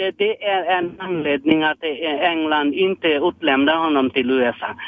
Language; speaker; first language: Swedish; non-native, fluent; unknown